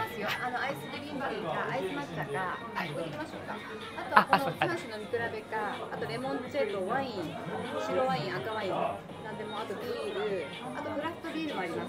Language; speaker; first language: Japanese; native; Japanese